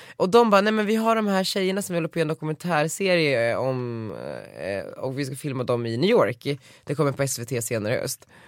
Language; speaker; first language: Swedish; native; Swedish